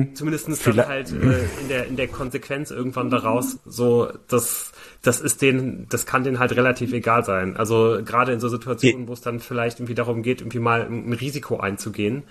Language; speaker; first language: German; native; German